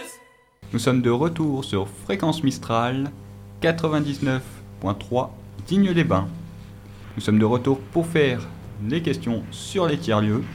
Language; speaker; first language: French; native; French